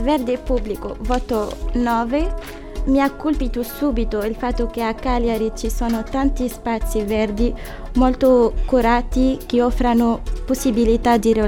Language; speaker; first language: Italian; non-native, fluent; Arabic